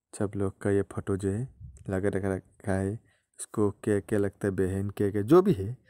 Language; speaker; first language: Hindi; non-native, local second language; Bangla